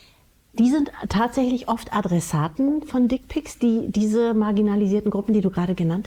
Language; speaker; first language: German; native; German